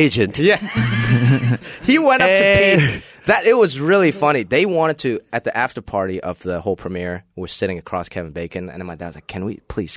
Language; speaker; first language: English; non-native, local second language; Cantonese